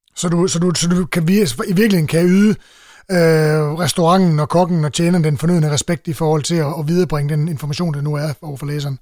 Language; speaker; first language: Danish; native; Danish